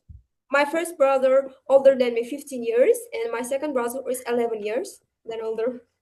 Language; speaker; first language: English; non-native, learner; Uzbek